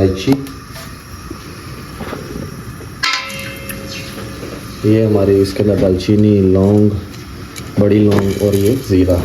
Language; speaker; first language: Urdu; native; Urdu